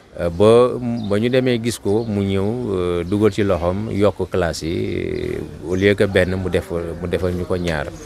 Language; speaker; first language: Wolof; native; Wolof